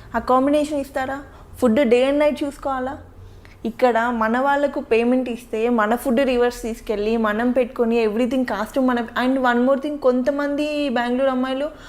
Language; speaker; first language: Telugu; native; Telugu